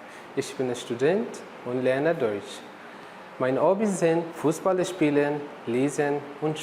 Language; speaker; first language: German; non-native, learner; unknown